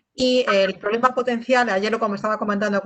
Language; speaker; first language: Spanish; native; Spanish